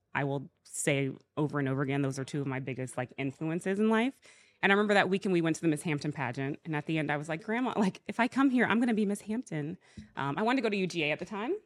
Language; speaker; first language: English; native; English